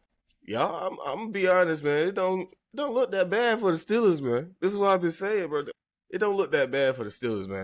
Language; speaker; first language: English; native; English